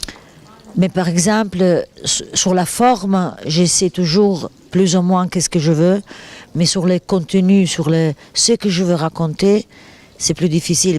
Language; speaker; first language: French; non-native, fluent; Italian